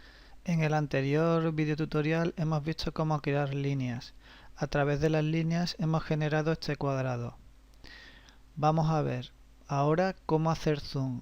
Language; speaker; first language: Spanish; native; Spanish